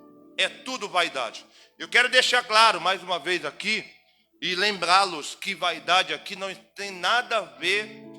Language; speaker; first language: Portuguese; native; Portuguese